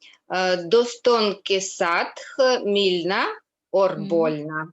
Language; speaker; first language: Hindi; non-native, learner; Russian